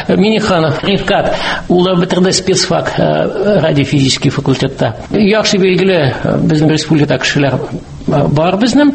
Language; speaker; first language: Tatar; non-native, local second language; Russian